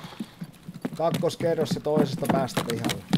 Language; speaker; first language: Finnish; native; Finnish